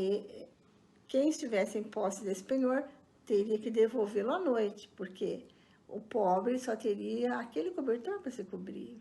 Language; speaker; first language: Portuguese; native; Portuguese